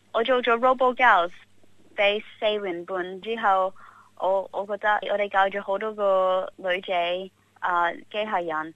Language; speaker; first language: Cantonese; early bilingual, heritage; Cantonese